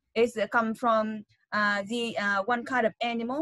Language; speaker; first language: English; non-native, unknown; Vietnamese